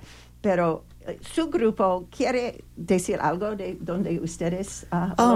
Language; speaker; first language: Spanish; non-native, learner; English